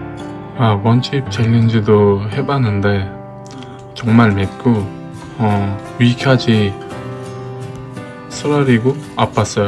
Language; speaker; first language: Korean; non-native, fluent; Uzbek